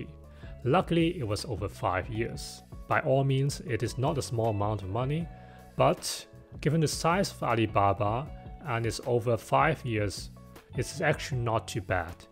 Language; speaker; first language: English; non-native, local second language; Cantonese